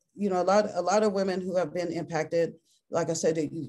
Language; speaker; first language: English; native; English